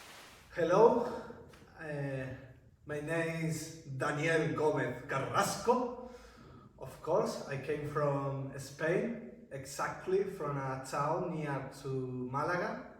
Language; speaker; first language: English; non-native, learner; Spanish